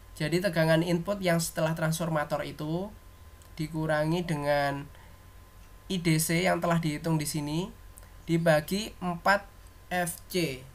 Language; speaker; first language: Indonesian; native; Indonesian